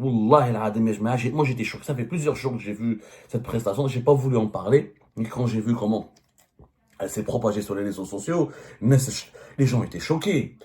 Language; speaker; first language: French; non-native, local second language; Arabic